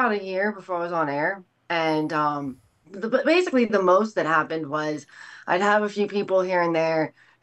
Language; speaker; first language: English; native; English